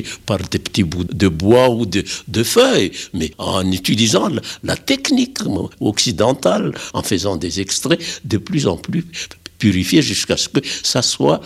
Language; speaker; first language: French; non-native, local second language; Malagasy